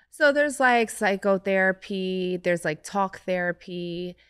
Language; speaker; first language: English; native; English